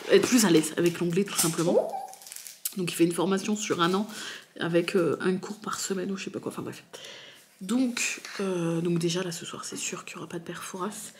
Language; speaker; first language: French; native; French